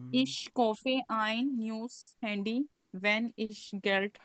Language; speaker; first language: German; non-native, learner; Urdu